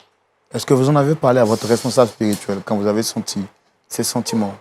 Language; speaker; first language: French; native; French